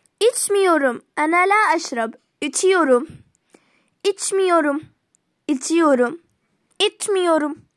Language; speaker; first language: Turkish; non-native, fluent; Arabic